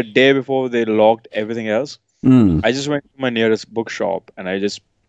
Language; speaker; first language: English; non-native, local second language; Hindi